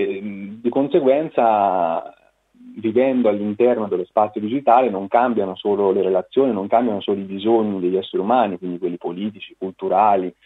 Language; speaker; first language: Italian; native; Italian